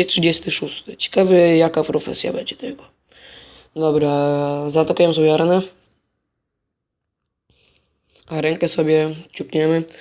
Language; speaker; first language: Polish; native; Polish